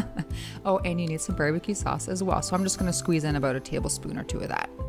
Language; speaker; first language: English; native; English